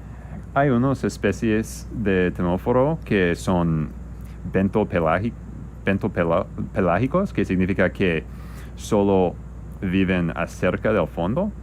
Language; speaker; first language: Spanish; non-native, learner; English